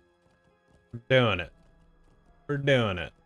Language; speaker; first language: English; native; English